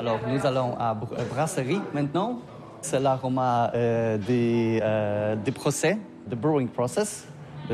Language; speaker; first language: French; non-native, learner; Polish